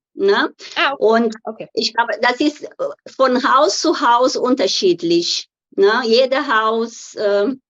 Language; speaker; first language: German; non-native, fluent; Portuguese